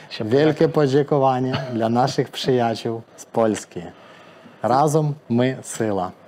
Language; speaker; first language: Ukrainian; native; Ukrainian